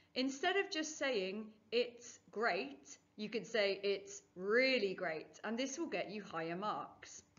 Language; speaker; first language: English; native; English